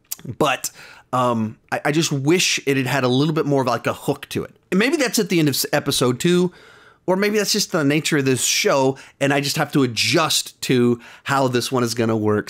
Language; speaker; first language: English; native; English